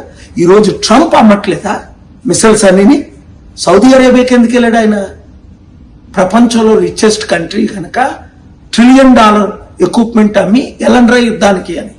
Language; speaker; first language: Telugu; native; Telugu